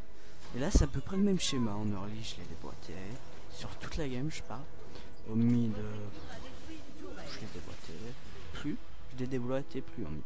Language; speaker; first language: French; native; French